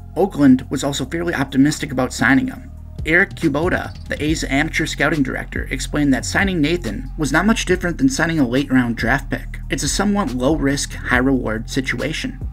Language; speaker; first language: English; native; English